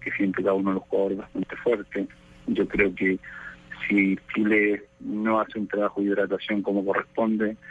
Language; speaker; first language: Spanish; native; Spanish